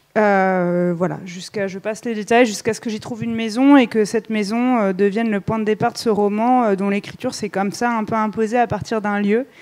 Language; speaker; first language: French; native; French